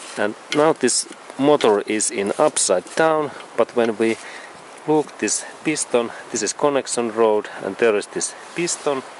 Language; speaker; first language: English; non-native, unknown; Finnish